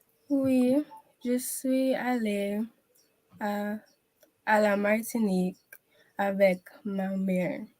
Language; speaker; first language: French; non-native, learner; English